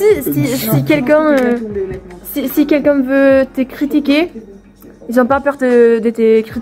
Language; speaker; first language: French; non-native, fluent; Swedish